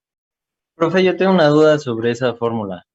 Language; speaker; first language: Spanish; native; Spanish